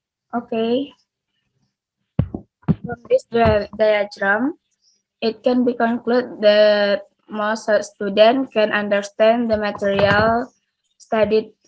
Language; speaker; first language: English; non-native, learner; Indonesian